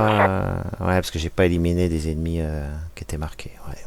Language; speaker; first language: French; native; French